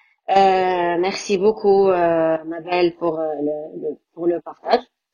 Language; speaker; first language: French; non-native, local second language; Arabic